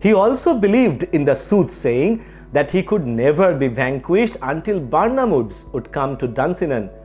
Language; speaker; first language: English; non-native, local second language; Bangla